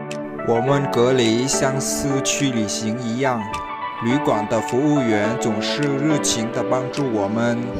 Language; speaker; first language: Chinese; non-native, fluent; Vietnamese